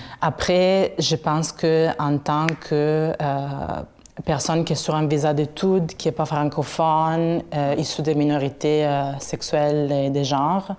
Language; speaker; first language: French; non-native, fluent; Italian